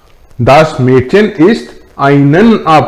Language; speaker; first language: German; non-native, fluent; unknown